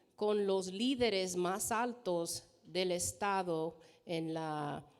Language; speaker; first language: Spanish; early bilingual, heritage; Spanish